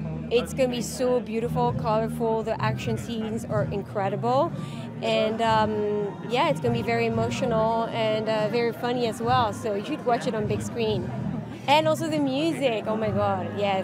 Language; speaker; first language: English; non-native, fluent; French